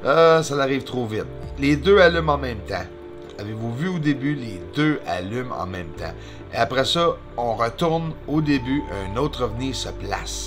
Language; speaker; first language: French; native; French